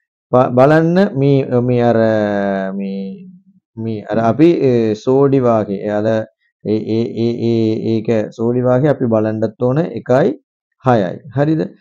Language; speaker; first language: Sinhala; non-native, local second language; Tamil